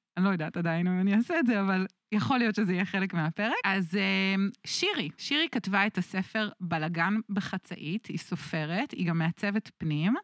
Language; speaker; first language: Hebrew; native; Hebrew